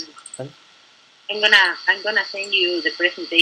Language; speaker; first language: English; non-native, learner; Spanish